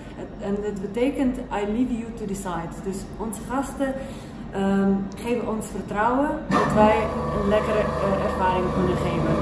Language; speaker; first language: Dutch; non-native, fluent; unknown